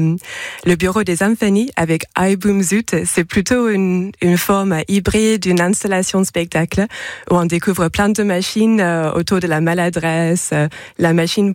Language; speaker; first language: French; non-native, fluent; English